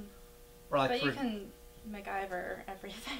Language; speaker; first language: English; native; English